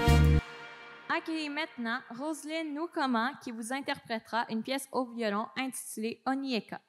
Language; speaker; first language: French; native; French